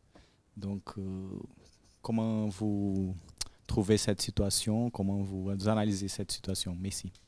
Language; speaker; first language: French; non-native, fluent; Portuguese